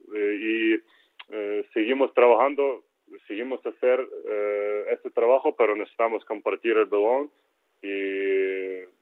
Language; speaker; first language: Spanish; non-native, learner; Ukrainian